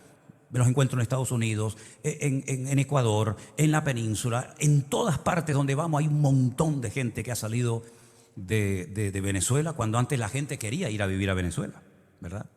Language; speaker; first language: Spanish; native; Spanish